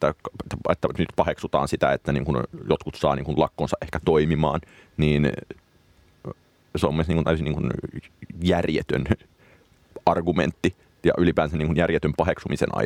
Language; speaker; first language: Finnish; native; Finnish